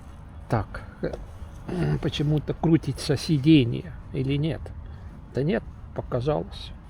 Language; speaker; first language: Russian; non-native, local second language; Estonian